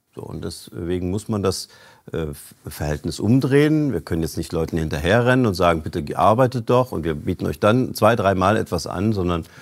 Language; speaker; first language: German; native; German